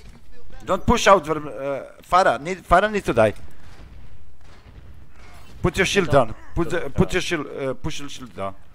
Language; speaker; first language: English; non-native, learner; Bosnian